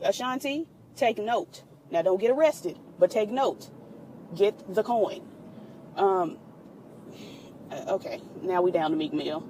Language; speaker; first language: English; native; English